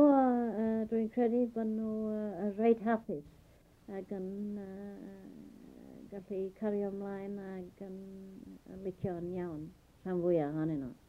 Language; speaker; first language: Welsh; early bilingual, heritage; Welsh